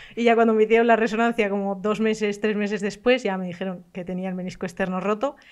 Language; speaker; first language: Spanish; native; Spanish